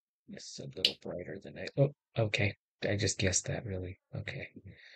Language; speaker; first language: English; native; English